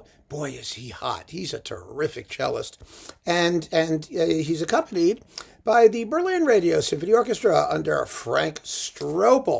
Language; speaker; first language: English; native; English